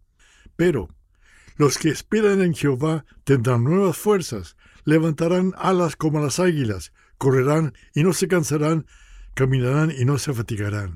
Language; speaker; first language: Spanish; non-native, fluent; English